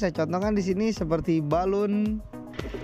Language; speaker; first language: Indonesian; native; Indonesian